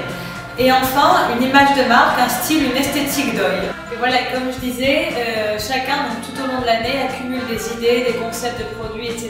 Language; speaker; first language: French; native; French